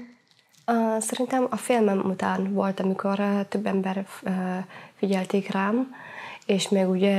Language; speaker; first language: Hungarian; non-native, fluent; Somali